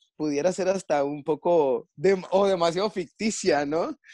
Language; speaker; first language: Spanish; native; Spanish